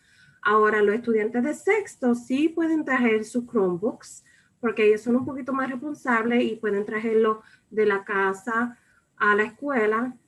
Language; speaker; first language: Spanish; early bilingual, other home language; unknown